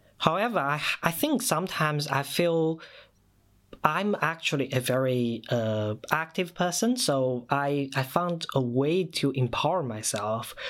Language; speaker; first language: English; non-native, fluent; Chinese